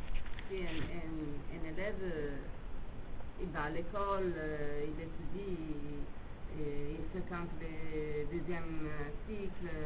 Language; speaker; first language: French; non-native, fluent; Italian